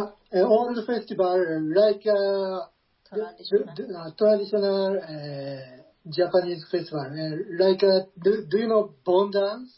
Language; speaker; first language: English; non-native, learner; Japanese